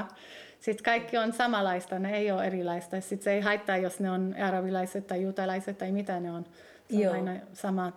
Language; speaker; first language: Finnish; early bilingual, heritage; Hebrew